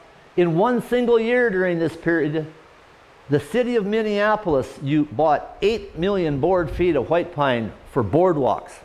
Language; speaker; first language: English; native; English